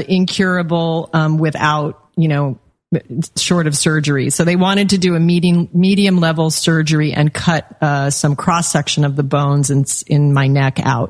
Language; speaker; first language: English; native; English